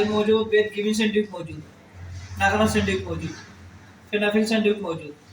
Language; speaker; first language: Arabic; non-native, learner; Bangla